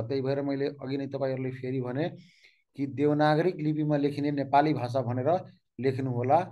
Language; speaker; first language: Nepali; non-native, local second language; Maithili